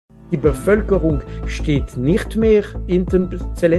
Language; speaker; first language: German; non-native, fluent; French